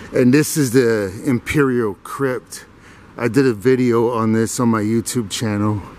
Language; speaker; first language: English; native; English